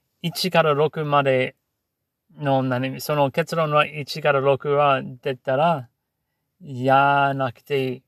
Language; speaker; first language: Japanese; non-native, learner; English